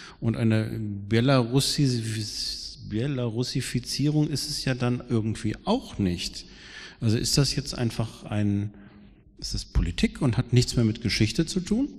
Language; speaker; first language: German; native; German